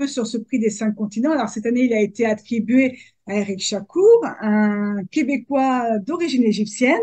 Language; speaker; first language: French; native; French